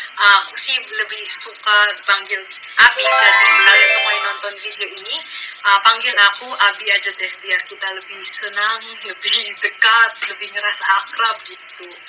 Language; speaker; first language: Indonesian; non-native, fluent; Filipino